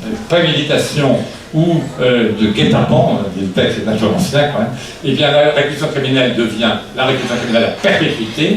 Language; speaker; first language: French; native; French